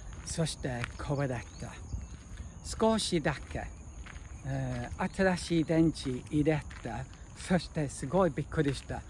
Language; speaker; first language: Japanese; non-native, learner; English